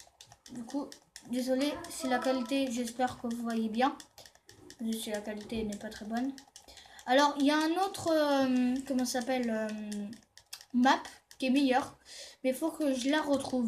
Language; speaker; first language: French; native; French